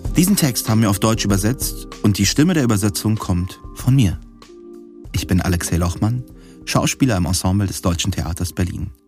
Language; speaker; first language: German; native; German